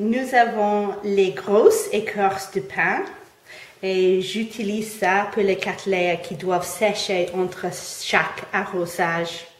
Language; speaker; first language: French; non-native, fluent; English